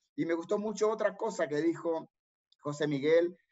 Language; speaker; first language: Spanish; native; Spanish